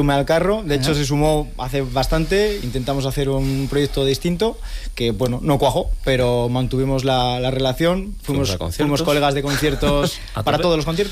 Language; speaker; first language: Spanish; native; Spanish